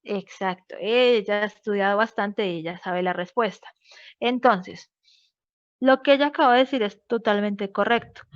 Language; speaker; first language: Spanish; native; Spanish